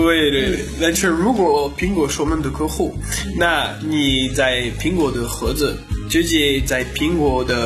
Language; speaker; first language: Chinese; non-native, learner; French